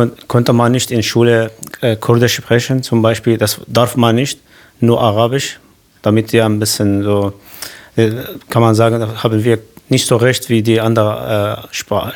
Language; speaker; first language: German; non-native, learner; Arabic